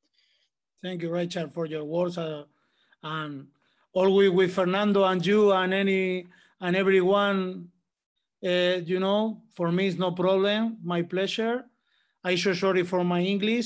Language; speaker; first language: English; non-native, learner; Spanish